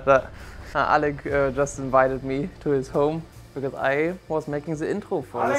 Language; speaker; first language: English; non-native, fluent; German